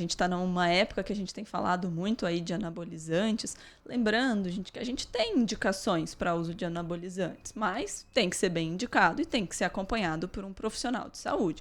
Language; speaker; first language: Portuguese; native; Portuguese